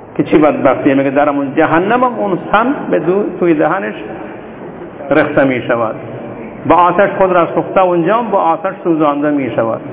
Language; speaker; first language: Persian; non-native, local second language; Baluchi